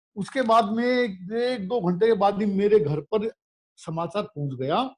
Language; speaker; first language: Hindi; native; Hindi